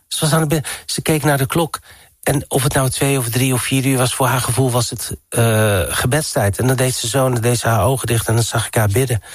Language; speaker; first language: Dutch; early bilingual, other home language; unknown